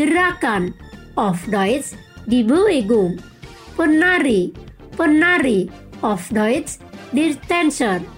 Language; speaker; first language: German; non-native, fluent; Indonesian